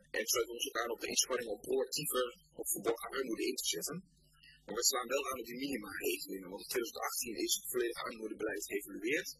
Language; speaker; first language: Dutch; native; Dutch